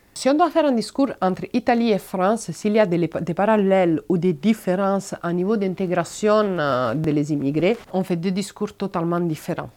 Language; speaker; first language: French; non-native, fluent; Italian